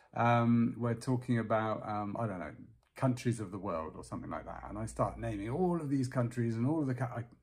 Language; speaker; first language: English; native; English